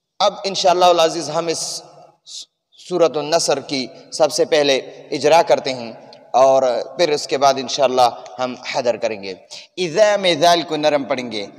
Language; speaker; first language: Urdu; non-native, local second language; Pashto